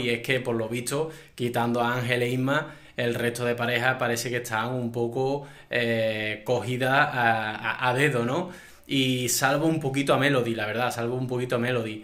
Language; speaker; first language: Spanish; native; Spanish